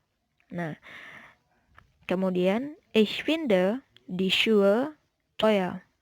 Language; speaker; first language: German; non-native, fluent; Indonesian